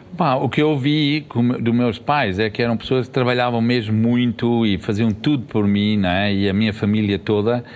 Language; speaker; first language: Portuguese; early bilingual, heritage; Portuguese